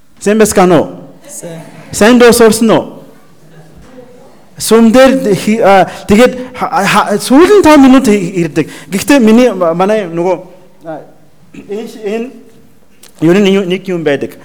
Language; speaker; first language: Mongolian; non-native, learner; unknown